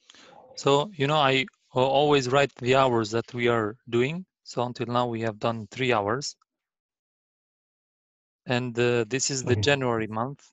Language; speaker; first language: English; non-native, learner; Arabic